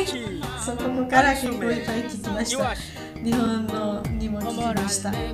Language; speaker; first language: Japanese; non-native, learner; Georgian